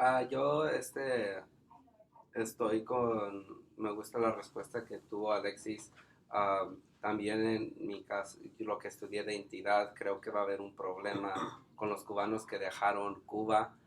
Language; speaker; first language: Spanish; early bilingual, heritage; English